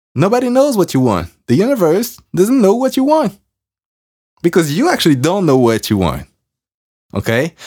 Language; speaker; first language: English; non-native, fluent; French